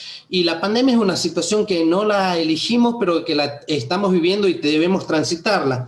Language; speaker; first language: Spanish; native; Spanish